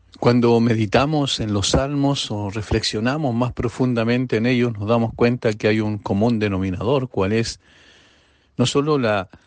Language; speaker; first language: Spanish; native; Spanish